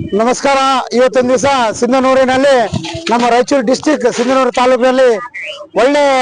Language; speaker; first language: Kannada; non-native, local second language; Urdu